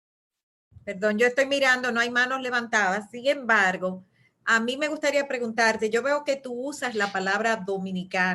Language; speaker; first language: Spanish; native; Spanish